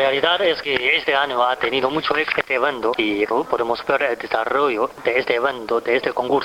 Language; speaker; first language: Spanish; non-native, fluent; Chinese